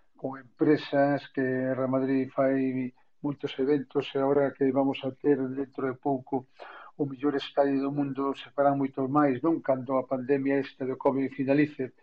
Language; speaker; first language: Galician; native; Galician